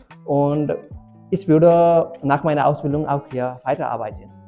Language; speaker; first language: German; non-native, fluent; Nepali